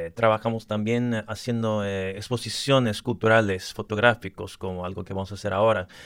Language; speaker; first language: Spanish; early bilingual, other home language; English